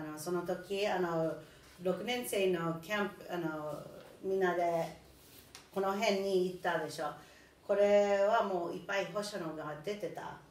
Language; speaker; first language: Japanese; non-native, learner; English